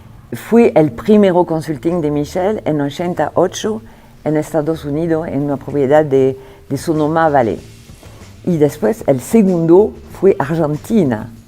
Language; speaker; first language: Spanish; non-native, fluent; French